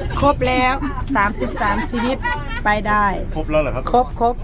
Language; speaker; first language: Thai; native; Thai